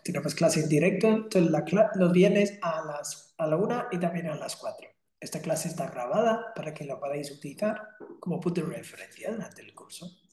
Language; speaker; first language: Spanish; non-native, fluent; English